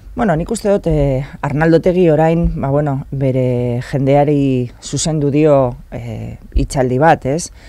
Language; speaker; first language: Basque; non-native, local second language; Spanish